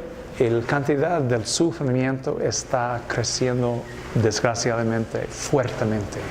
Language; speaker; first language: Spanish; non-native, fluent; English